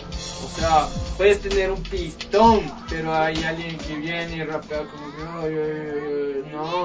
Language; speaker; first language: Spanish; native; Spanish